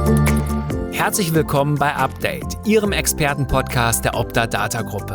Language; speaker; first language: German; native; German